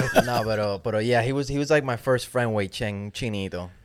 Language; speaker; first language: English; non-native, local second language; Spanish